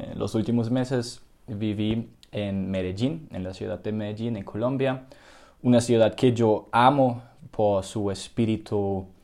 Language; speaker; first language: Spanish; non-native, fluent; German